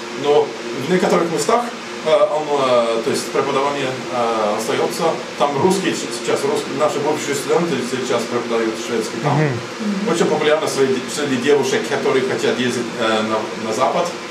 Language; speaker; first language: Russian; non-native, fluent; Swedish